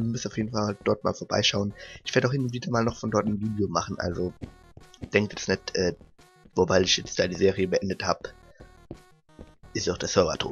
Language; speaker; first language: German; native; German